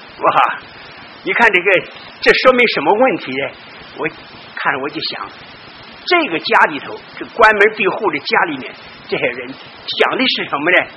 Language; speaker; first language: Chinese; native; Chinese